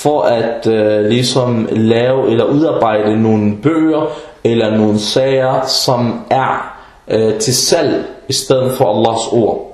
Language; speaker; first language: Danish; early bilingual, other home language; Arabic